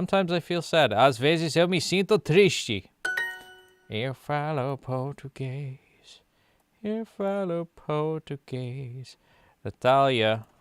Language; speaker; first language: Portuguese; non-native, learner; English